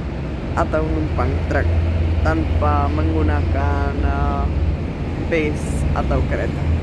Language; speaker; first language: Indonesian; non-native, fluent; Czech